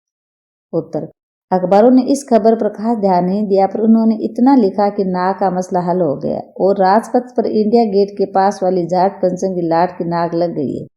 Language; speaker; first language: Hindi; native; Hindi